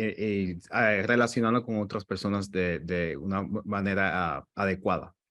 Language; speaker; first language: Spanish; native; Spanish